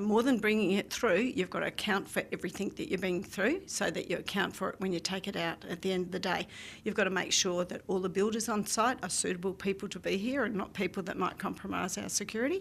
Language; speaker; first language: English; native; English